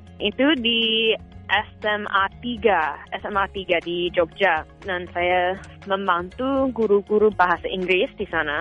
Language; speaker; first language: Indonesian; non-native, fluent; English